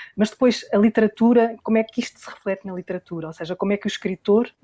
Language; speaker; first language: Portuguese; native; Portuguese